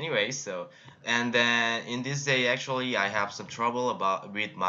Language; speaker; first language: English; non-native, learner; Korean